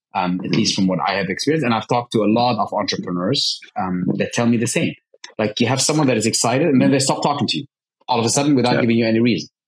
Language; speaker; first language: English; early bilingual, heritage; Arabic